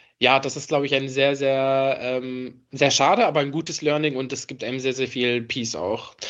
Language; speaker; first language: German; early bilingual, other home language; Arabic